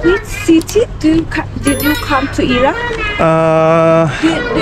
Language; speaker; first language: English; non-native, learner; Persian